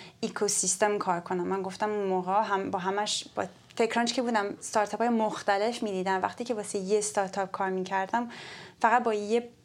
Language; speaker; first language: Persian; early bilingual, heritage; Persian